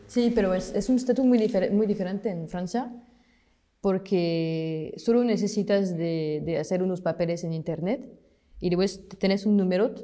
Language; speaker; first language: Spanish; non-native, fluent; French